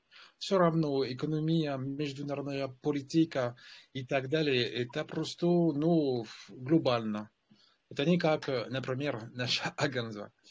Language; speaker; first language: Russian; non-native, fluent; French